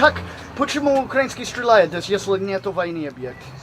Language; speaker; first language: Russian; non-native, learner; English